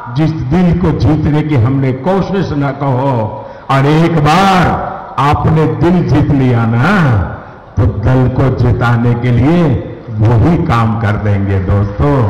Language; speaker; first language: Hindi; non-native, local second language; Gujarati